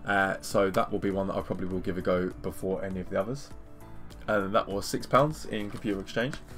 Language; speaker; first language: English; native; English